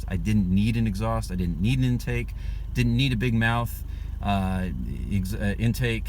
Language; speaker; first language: English; native; English